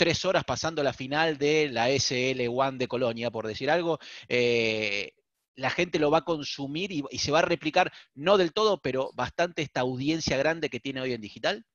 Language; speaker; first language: Spanish; native; Spanish